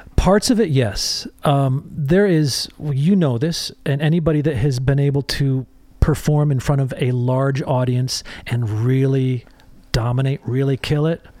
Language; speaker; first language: English; native; English